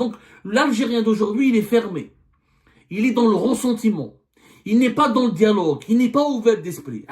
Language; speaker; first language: French; non-native, local second language; Arabic